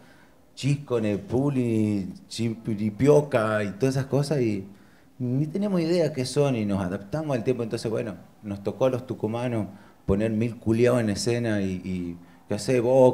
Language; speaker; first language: Spanish; native; Spanish